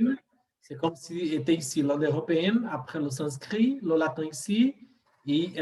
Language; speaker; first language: French; non-native, fluent; Portuguese